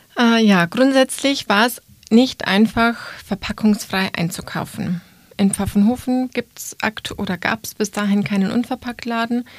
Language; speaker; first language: German; native; German